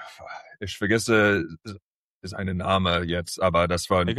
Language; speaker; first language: German; early bilingual, heritage; English